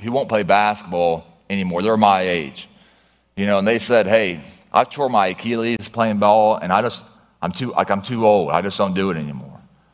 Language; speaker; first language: English; native; English